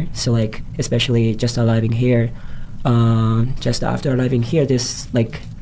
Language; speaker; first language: English; non-native, fluent; Japanese